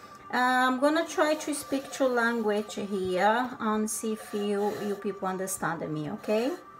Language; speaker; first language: English; non-native, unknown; Portuguese